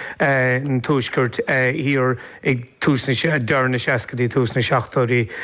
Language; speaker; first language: Irish; native; Irish